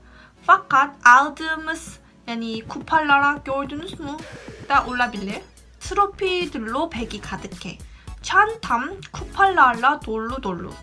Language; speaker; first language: Turkish; non-native, fluent; Korean